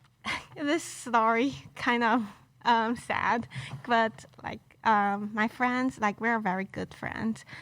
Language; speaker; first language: English; non-native, local second language; Chinese